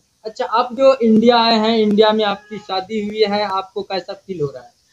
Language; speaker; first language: Hindi; native; Hindi